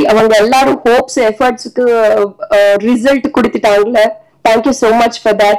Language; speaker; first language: Tamil; non-native, learner; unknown